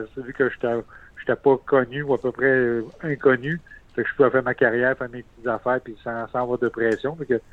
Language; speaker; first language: French; native; French